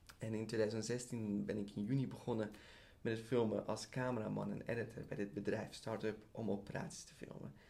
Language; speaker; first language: Dutch; early bilingual, other home language; Persian